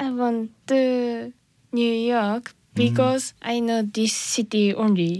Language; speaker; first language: English; non-native, learner; Japanese